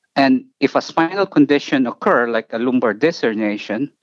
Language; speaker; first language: English; non-native, local second language; Filipino